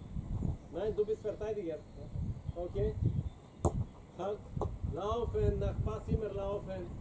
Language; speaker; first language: German; non-native, learner; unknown